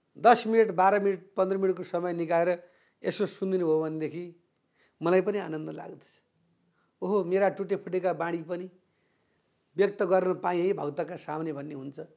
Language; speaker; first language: Nepali; native; Nepali